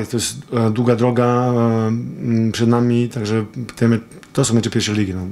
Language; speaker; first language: Polish; non-native, fluent; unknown